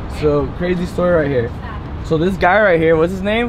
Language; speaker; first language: English; early bilingual, other home language; Spanish